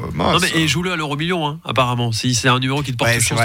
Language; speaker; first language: French; native; French